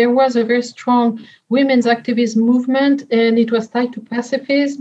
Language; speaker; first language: English; non-native, fluent; French